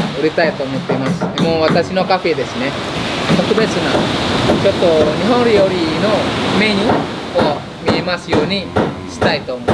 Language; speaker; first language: Japanese; non-native, fluent; Indonesian